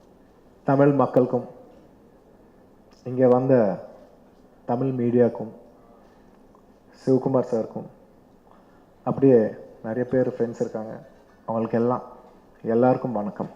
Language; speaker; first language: Tamil; non-native, local second language; Telugu